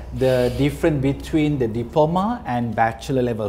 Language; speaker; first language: English; non-native, local second language; Malay